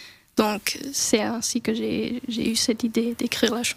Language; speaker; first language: French; non-native, local second language; English